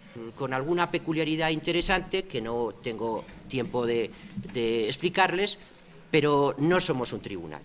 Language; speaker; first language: Spanish; native; Spanish